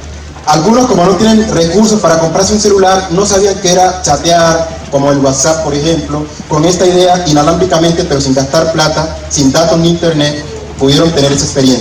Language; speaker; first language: Spanish; native; Spanish